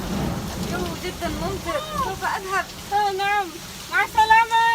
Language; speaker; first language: Arabic; non-native, fluent; Indonesian